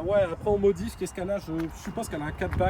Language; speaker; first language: French; native; French